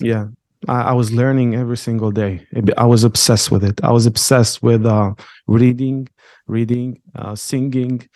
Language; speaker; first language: English; non-native, fluent; Arabic